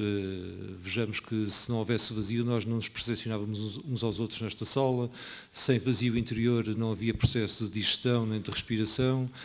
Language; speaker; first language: Portuguese; native; Portuguese